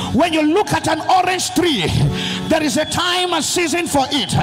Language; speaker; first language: English; non-native, local second language; Yoruba